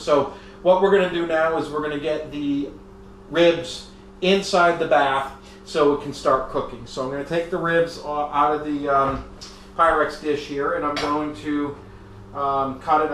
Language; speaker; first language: English; native; English